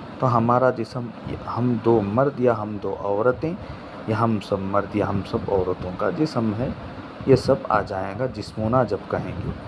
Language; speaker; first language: Urdu; non-native, local second language; Tamil